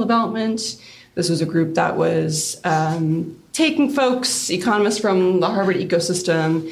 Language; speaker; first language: English; native; English